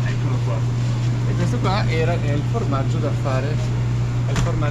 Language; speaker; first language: Italian; native; Italian